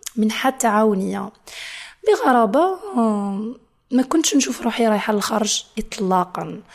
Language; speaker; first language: Arabic; non-native, fluent; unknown